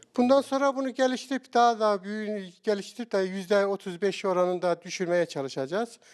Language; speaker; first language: Turkish; native; Turkish